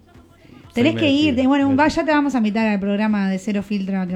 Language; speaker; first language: Spanish; native; Spanish